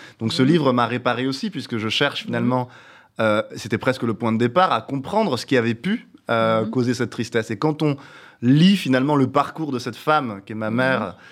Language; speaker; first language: French; native; French